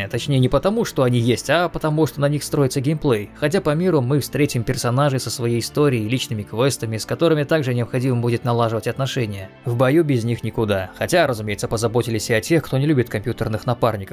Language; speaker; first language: Russian; native; Russian